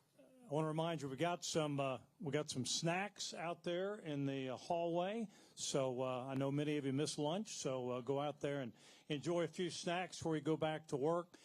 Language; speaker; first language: English; native; English